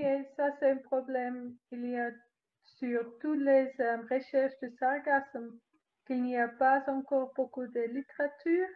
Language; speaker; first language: French; non-native, learner; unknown